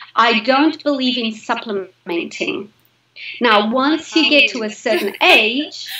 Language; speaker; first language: English; native; English